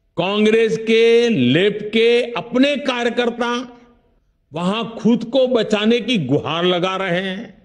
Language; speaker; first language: Hindi; non-native, local second language; Gujarati